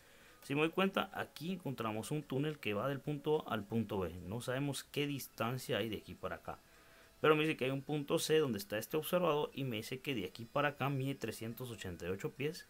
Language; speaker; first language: Spanish; native; Spanish